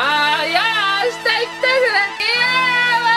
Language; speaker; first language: Japanese; native; Japanese